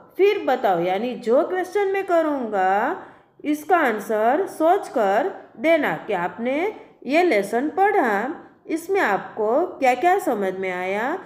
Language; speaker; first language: Hindi; non-native, local second language; Gujarati